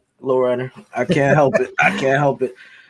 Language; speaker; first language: English; native; English